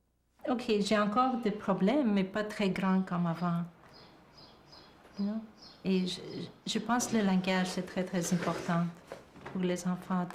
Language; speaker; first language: French; non-native, learner; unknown